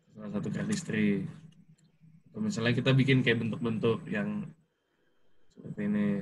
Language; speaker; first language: Indonesian; native; Indonesian